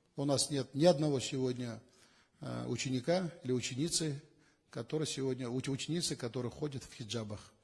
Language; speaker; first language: Russian; non-native, local second language; Kazakh